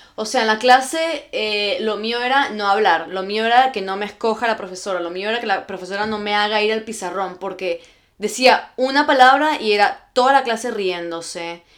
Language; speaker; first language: Spanish; native; Spanish